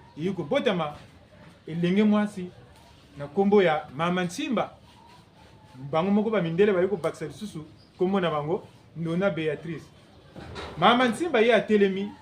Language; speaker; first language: Lingala; non-native, local second language; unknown